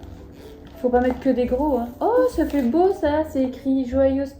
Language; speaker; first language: French; native; French